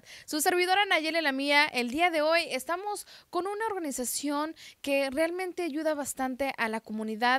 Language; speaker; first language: Spanish; native; Spanish